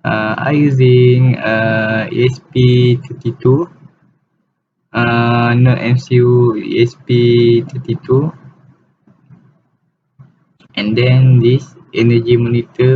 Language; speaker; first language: English; non-native, local second language; Malay